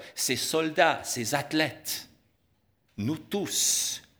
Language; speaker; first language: French; native; French